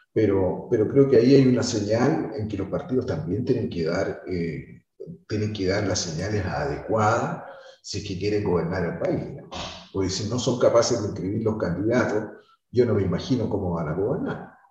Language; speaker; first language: Spanish; native; Spanish